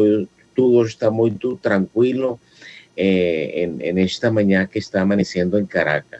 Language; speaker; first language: Portuguese; non-native, fluent; Spanish